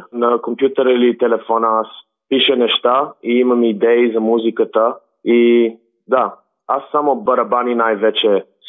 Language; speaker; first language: Bulgarian; early bilingual, heritage; Bulgarian